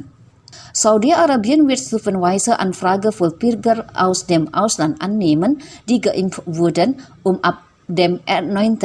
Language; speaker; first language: German; non-native, fluent; Indonesian